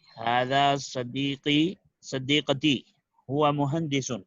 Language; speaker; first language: Arabic; non-native, learner; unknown